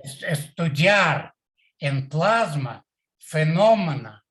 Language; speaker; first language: Spanish; non-native, learner; Russian